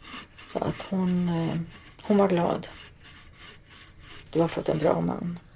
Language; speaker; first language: Swedish; early bilingual, other home language; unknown